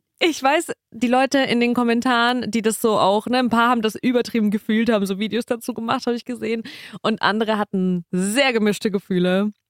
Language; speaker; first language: German; early bilingual, other home language; Russian